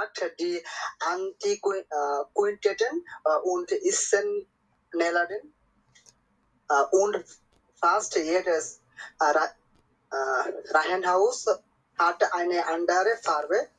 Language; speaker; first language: German; non-native, learner; Bangla